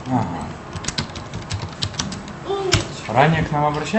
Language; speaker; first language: Russian; native; Russian